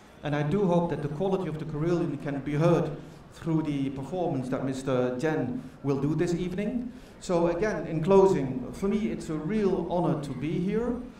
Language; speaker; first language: English; non-native, fluent; Dutch